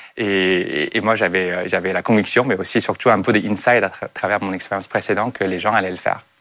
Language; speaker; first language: French; non-native, fluent; Chinese